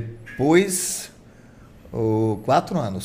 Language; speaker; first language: Portuguese; non-native, fluent; German